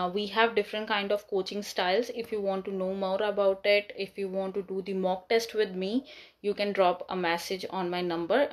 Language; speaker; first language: English; non-native, local second language; Punjabi